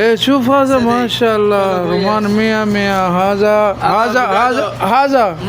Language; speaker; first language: Arabic; non-native, learner; Urdu